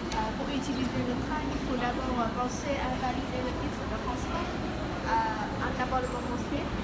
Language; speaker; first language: French; non-native, learner; Vietnamese